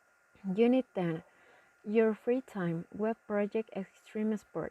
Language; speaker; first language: English; non-native, learner; Spanish